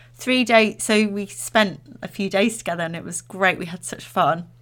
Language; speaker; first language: English; native; English